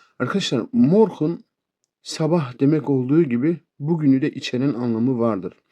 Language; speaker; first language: Turkish; native; Turkish